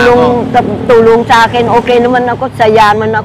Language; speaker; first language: Filipino; non-native, learner; Vietnamese